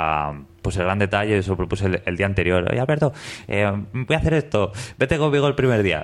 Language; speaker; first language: Spanish; native; Spanish